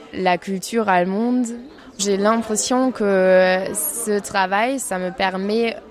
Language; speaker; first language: French; non-native, fluent; German